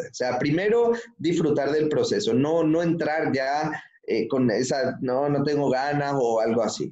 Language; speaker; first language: Spanish; native; Spanish